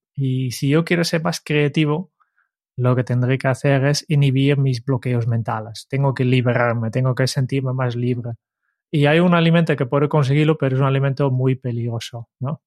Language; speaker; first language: Spanish; non-native, fluent; Dutch